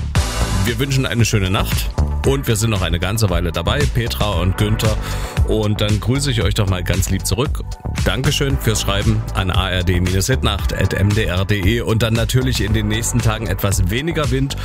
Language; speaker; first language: German; native; German